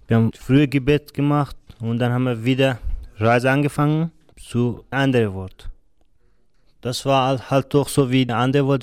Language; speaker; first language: German; non-native, learner; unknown